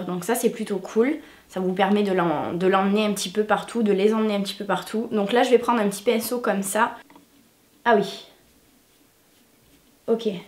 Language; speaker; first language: French; native; French